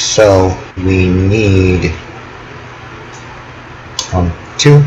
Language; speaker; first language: English; native; English